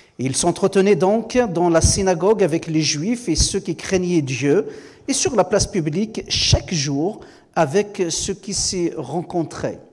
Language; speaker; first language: French; non-native, local second language; Kabyle